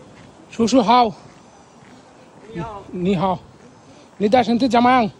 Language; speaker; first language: Chinese; non-native, learner; Bangla